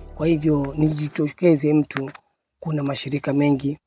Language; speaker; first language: Swahili; native; Swahili